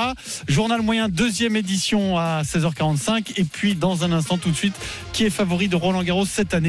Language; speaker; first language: French; native; French